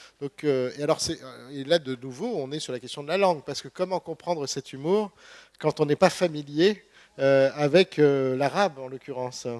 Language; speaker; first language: French; native; French